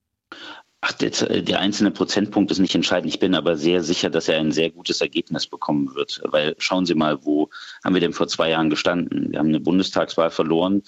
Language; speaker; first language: German; native; German